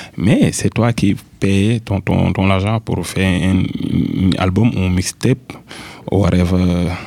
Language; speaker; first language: French; non-native, local second language; Wolof